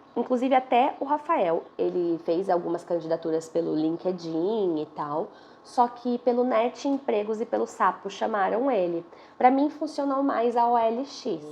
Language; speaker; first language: Portuguese; native; Portuguese